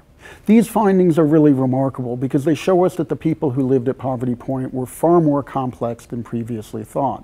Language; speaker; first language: English; native; English